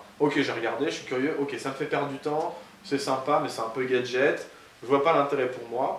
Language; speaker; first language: French; native; French